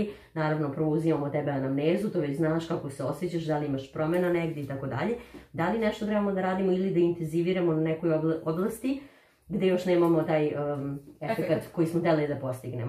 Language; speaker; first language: Serbian; native; Serbian